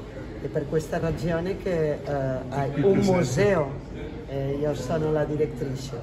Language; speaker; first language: Italian; non-native, learner; Catalan